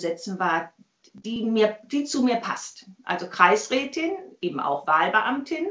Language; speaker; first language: German; native; German